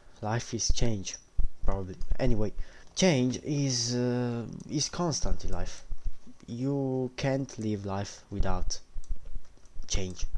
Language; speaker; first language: English; non-native, fluent; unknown